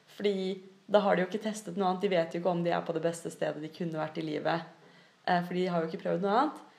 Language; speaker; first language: Norwegian; native; Norwegian